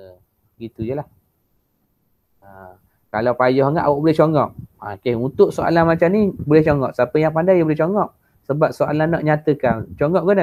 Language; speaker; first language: Malay; native; Malay